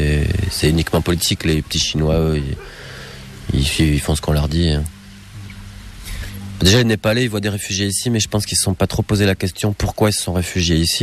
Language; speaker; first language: French; native; French